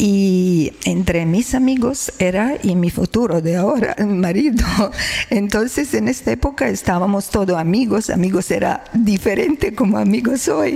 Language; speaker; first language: Spanish; non-native, learner; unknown